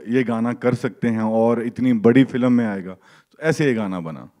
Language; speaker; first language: Hindi; native; Hindi